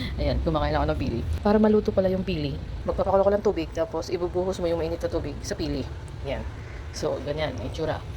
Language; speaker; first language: Filipino; non-native, local second language; Bikol